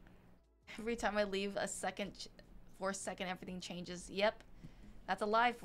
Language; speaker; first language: English; native; English